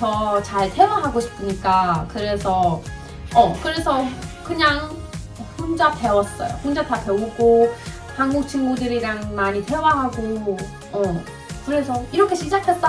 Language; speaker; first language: Korean; non-native, fluent; Persian